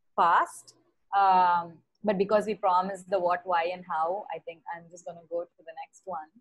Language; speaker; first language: English; non-native, local second language; Tamil